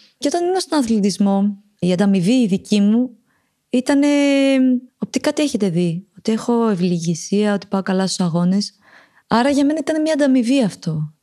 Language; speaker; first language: Greek; early bilingual, other home language; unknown